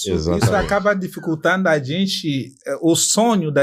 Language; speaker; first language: Portuguese; non-native, fluent; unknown